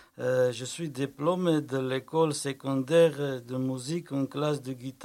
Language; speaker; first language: French; non-native, learner; Kurdish